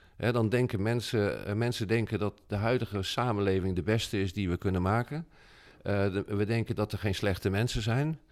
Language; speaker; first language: Dutch; native; Dutch